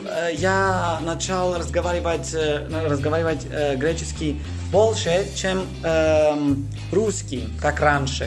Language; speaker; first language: Russian; early bilingual, heritage; Russian